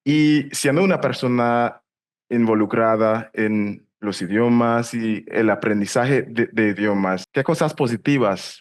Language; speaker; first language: Spanish; non-native, fluent; English